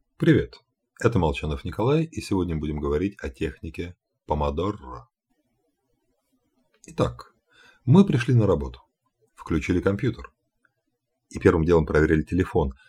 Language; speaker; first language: Russian; native; Russian